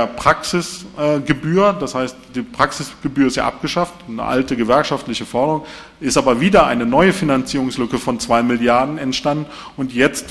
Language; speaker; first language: German; native; German